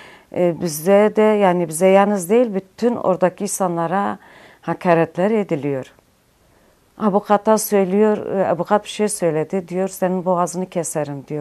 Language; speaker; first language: Turkish; non-native, local second language; Kurdish